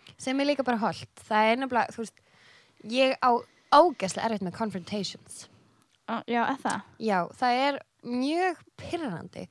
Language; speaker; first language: Icelandic; early bilingual, other home language; Filipino